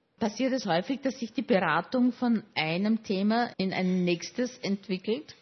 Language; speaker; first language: German; native; German